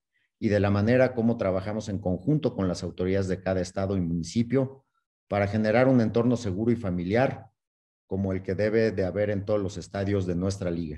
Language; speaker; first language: Spanish; native; Spanish